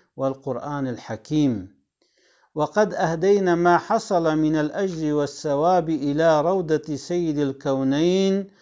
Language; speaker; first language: Arabic; non-native, fluent; Kurdish